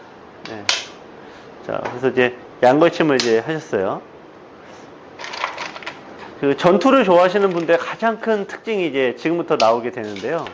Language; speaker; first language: Korean; native; Korean